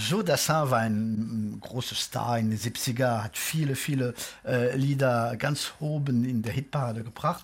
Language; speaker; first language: German; non-native, fluent; French